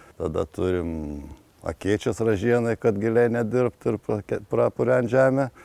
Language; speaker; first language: Lithuanian; native; Lithuanian